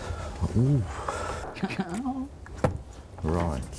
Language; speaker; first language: English; native; English